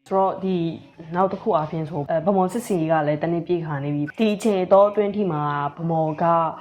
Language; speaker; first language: Burmese; non-native, local second language; Kachin